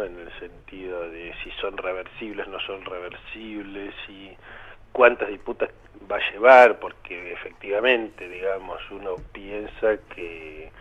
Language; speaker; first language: Spanish; native; Spanish